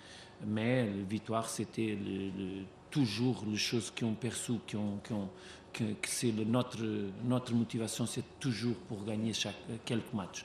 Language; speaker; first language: French; non-native, learner; Portuguese